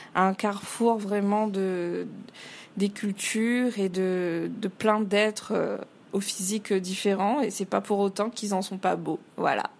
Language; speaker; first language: French; native; French